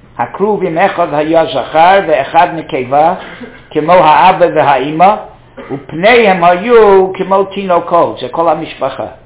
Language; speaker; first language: Hebrew; non-native, fluent; English